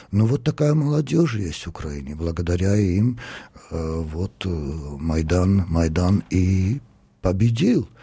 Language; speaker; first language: Russian; non-native, local second language; Armenian